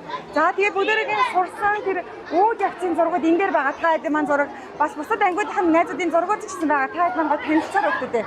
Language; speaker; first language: Mongolian; native; Mongolian